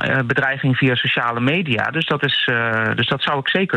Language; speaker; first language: Dutch; native; Dutch